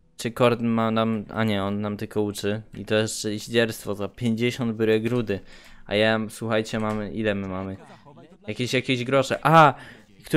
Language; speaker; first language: Polish; native; Polish